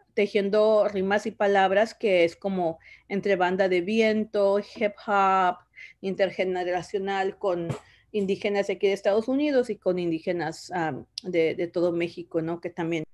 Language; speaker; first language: Spanish; early bilingual, other home language; Zapotec